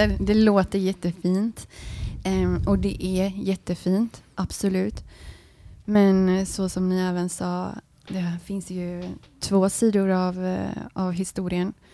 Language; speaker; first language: Swedish; early bilingual, other home language; Spanish